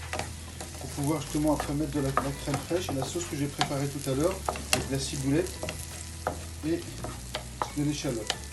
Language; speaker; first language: French; native; French